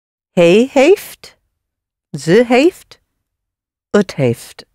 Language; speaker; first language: Dutch; non-native, learner; English